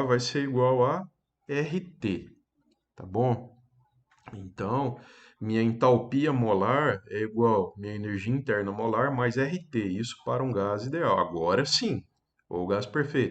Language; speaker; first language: Portuguese; native; Portuguese